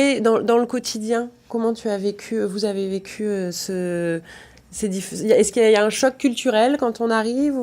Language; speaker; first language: French; native; French